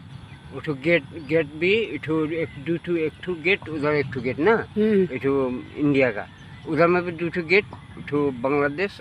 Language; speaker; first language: Hindi; non-native, local second language; Khasi